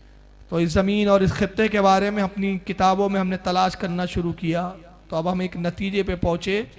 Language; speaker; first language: Urdu; native; Urdu